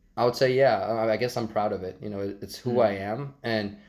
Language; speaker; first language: English; native; English